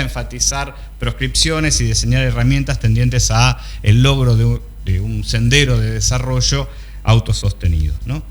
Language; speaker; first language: Spanish; native; Spanish